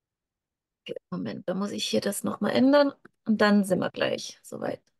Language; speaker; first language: German; native; German